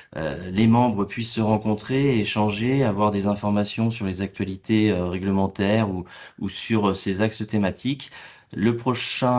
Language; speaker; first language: French; native; French